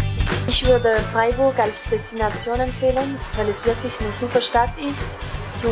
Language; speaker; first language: German; non-native, local second language; French